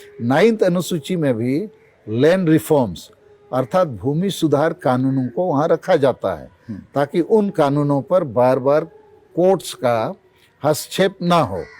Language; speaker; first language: Hindi; non-native, local second language; Santali